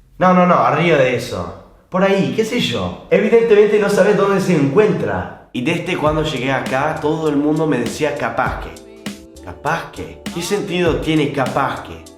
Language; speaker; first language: Spanish; non-native, fluent; English